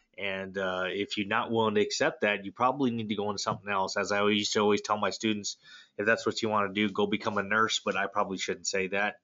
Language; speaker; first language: English; native; English